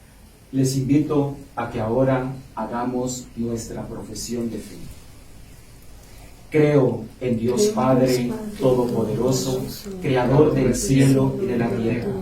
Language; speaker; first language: Spanish; native; Spanish